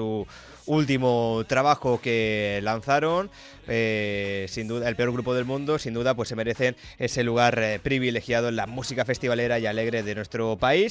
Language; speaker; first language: Spanish; native; Spanish